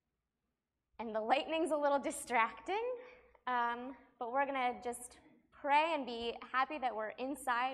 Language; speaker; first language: English; native; English